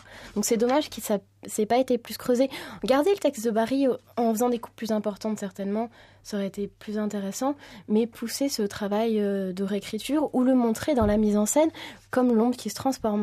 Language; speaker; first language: French; native; French